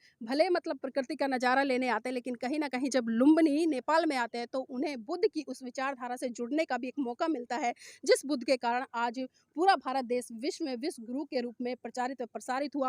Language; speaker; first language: Hindi; native; Hindi